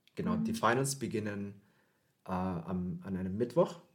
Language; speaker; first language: German; early bilingual, other home language; Filipino